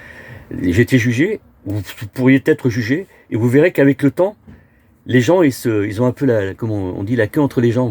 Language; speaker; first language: French; native; French